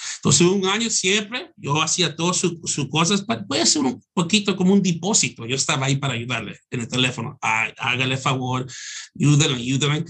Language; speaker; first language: Spanish; early bilingual, heritage; Spanish